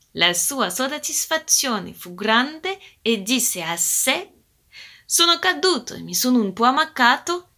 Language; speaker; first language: Italian; early bilingual, heritage; Italian